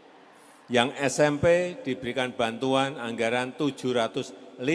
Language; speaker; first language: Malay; non-native, local second language; Javanese